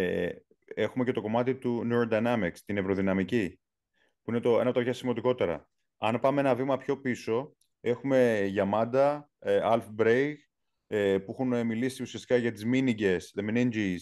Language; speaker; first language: Greek; native; Greek